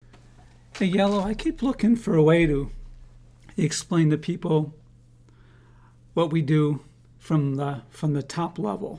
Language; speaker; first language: English; native; English